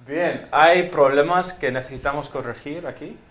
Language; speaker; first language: Spanish; non-native, fluent; English